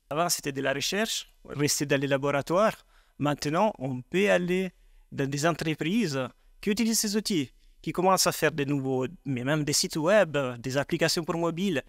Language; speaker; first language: French; native; French